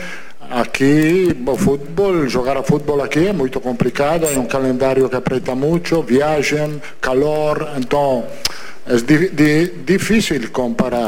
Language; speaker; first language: Portuguese; non-native, fluent; Italian